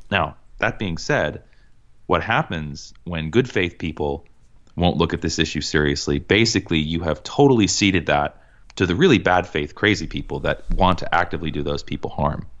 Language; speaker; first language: English; native; English